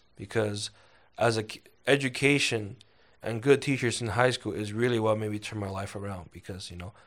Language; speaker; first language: English; early bilingual, other home language; Chinese